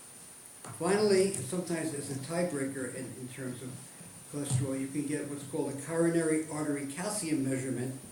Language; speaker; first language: English; native; English